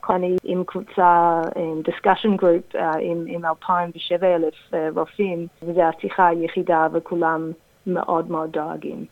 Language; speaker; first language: Hebrew; non-native, fluent; English